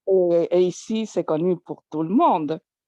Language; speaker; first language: French; non-native, learner; Spanish